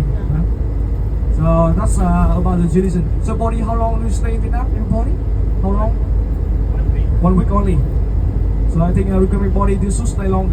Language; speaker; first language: English; non-native, fluent; Vietnamese